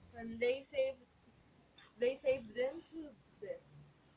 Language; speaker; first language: English; non-native, learner; Spanish